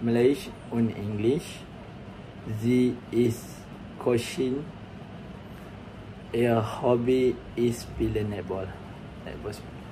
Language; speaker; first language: German; non-native, learner; Malay